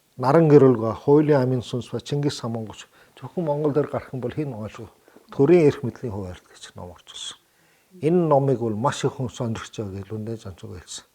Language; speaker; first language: Mongolian; early bilingual, heritage; Mongolian